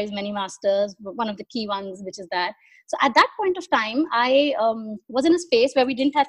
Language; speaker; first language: English; non-native, local second language; Hindi